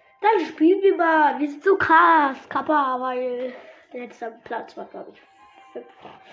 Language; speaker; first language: German; native; German